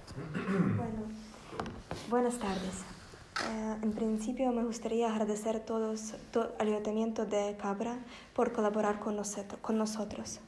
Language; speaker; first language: Spanish; non-native, fluent; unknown